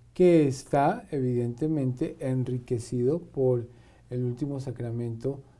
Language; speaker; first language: Spanish; native; Spanish